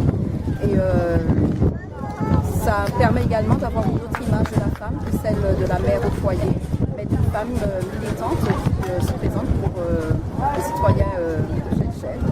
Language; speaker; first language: French; native; French